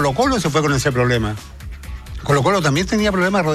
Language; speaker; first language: Spanish; native; Spanish